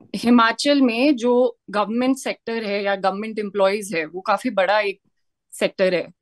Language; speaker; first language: Hindi; native; Hindi